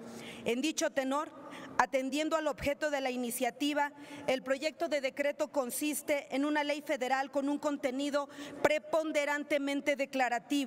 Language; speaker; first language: Spanish; native; Spanish